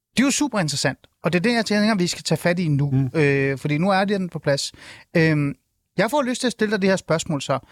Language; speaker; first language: Danish; early bilingual, other home language; Persian